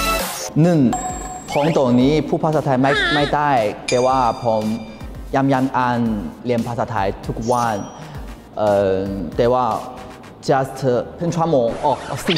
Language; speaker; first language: Thai; non-native, learner; Chinese